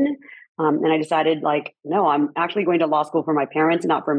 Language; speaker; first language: English; native; English